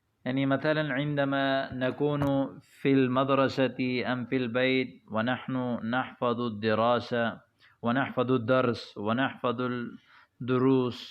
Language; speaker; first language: Arabic; non-native, fluent; Urdu